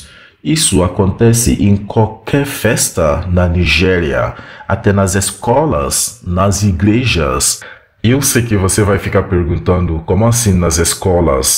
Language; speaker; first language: Portuguese; non-native, fluent; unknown